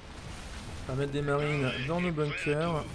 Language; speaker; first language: French; native; French